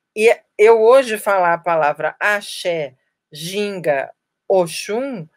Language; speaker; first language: Portuguese; native; Portuguese